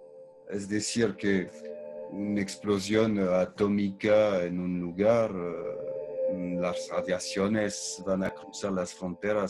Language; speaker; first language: Spanish; non-native, fluent; French